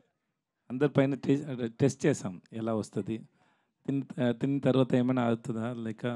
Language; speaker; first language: Telugu; non-native, learner; Tamil